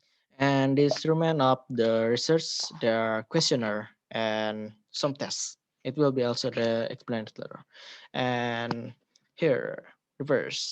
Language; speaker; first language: English; non-native, learner; Indonesian